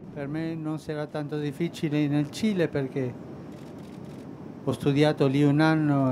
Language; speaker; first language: Italian; non-native, fluent; Spanish